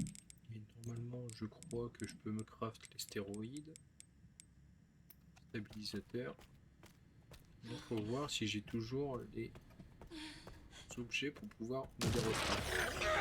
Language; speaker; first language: French; native; French